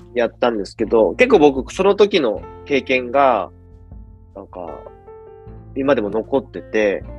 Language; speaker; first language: Japanese; native; Japanese